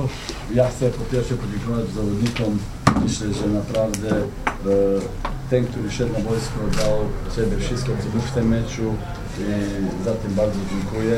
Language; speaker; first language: Polish; non-native, fluent; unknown